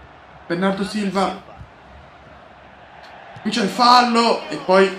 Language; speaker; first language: Italian; native; Italian